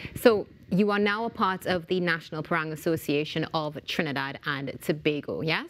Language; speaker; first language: English; native; English